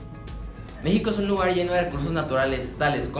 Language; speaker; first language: Spanish; native; Spanish